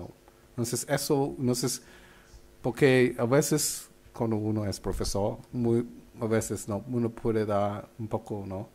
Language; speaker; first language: Spanish; non-native, fluent; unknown